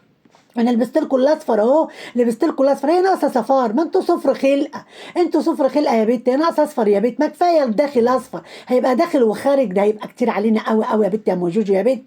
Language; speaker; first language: Arabic; native; Arabic